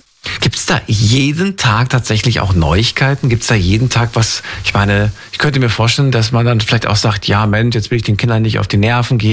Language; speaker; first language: German; native; German